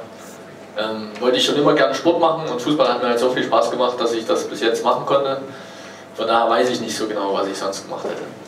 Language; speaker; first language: German; native; German